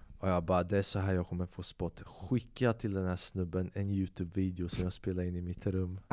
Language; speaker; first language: Swedish; early bilingual, other home language; Albanian